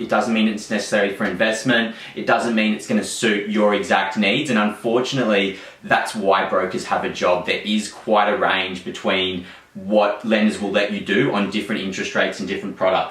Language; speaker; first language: English; native; English